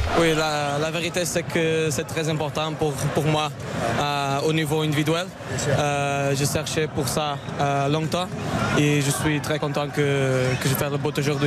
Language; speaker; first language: French; non-native, learner; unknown